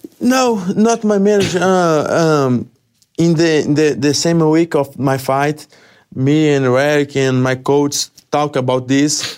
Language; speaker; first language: English; non-native, learner; Portuguese